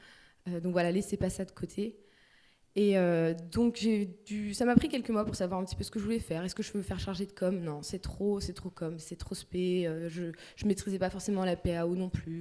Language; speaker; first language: French; native; French